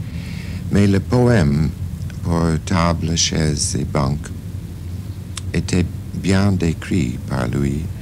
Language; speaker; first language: French; non-native, fluent; English